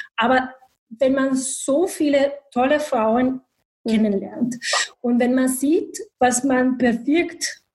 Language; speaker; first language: German; non-native, fluent; Bosnian